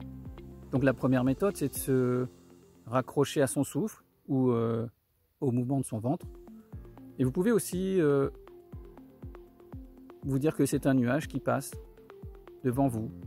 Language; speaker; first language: French; native; French